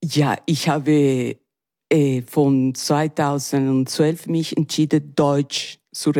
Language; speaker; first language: German; non-native, learner; Spanish